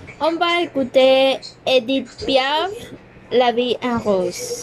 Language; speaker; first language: French; non-native, learner; Spanish